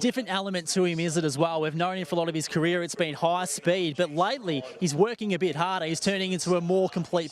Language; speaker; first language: English; native; English